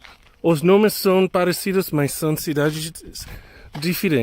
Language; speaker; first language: Portuguese; non-native, learner; English